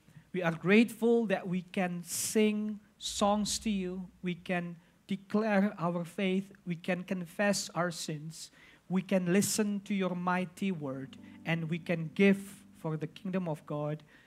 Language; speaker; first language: English; non-native, fluent; Indonesian